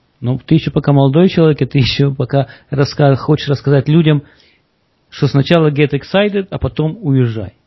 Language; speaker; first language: Russian; native; Russian